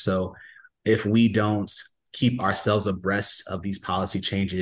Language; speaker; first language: English; native; English